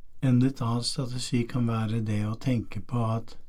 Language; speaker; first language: Norwegian; non-native, fluent; English